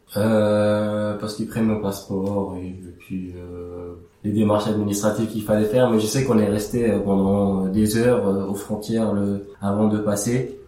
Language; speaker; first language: French; early bilingual, other home language; Assyrian Neo-Aramaic